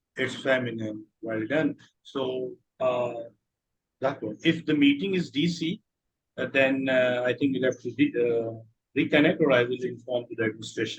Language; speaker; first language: English; non-native, local second language; Urdu